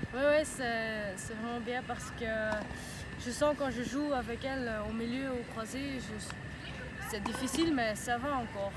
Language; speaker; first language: French; non-native, local second language; Dutch